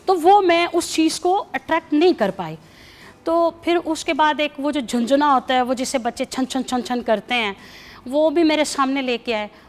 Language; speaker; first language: Urdu; native; Urdu